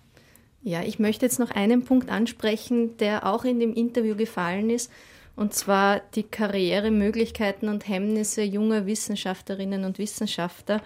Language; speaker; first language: German; native; German